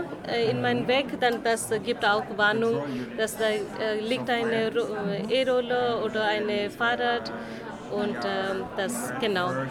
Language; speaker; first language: German; non-native, learner; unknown